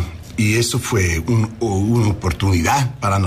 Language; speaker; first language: Spanish; non-native, learner; English